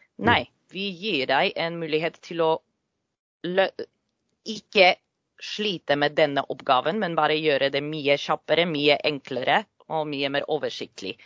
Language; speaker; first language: Norwegian; non-native, fluent; Polish